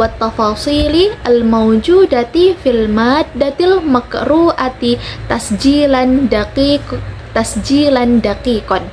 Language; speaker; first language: Arabic; non-native, learner; Indonesian